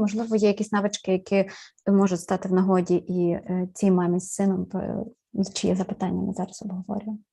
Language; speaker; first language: Ukrainian; native; Ukrainian